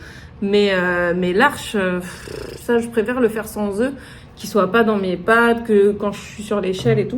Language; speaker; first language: French; native; French